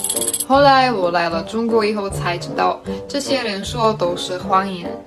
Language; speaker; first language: Chinese; non-native, fluent; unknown